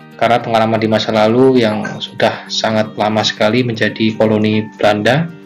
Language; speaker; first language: Indonesian; native; Indonesian